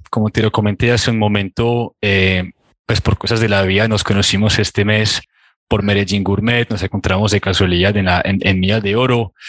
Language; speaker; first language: Spanish; non-native, fluent; French